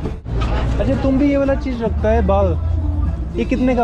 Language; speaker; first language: Hindi; native; Hindi